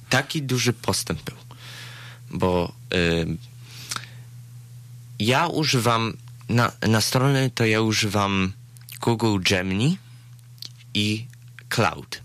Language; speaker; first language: Polish; early bilingual, heritage; Polish